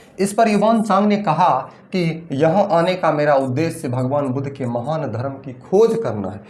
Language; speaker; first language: Hindi; native; Hindi